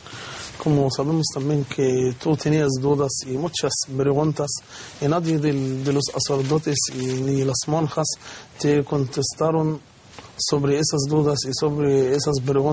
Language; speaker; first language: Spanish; non-native, learner; Arabic